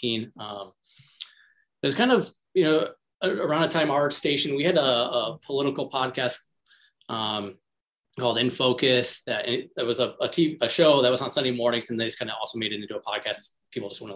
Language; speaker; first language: English; native; English